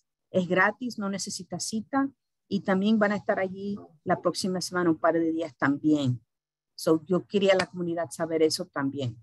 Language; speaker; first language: Spanish; early bilingual, heritage; Spanish